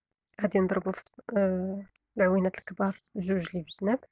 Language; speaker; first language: Arabic; native; Arabic